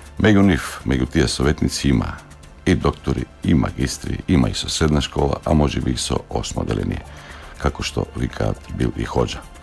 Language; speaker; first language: Macedonian; native; Macedonian